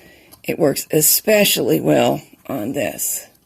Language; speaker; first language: English; native; English